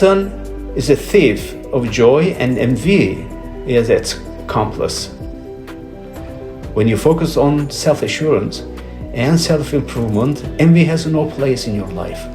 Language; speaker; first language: English; non-native, fluent; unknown